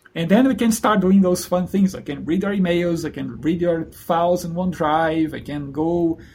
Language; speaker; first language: English; non-native, fluent; Portuguese